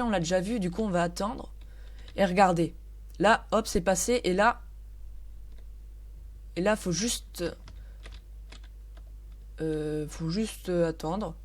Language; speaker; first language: French; native; French